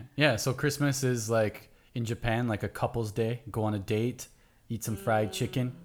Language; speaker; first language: English; native; English